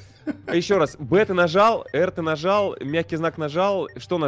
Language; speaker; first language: Russian; native; Russian